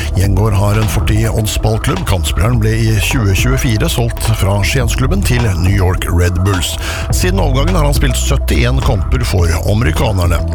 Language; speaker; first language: Norwegian; native; Norwegian